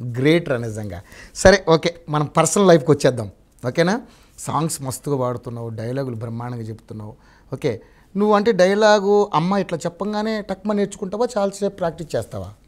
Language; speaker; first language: Telugu; native; Telugu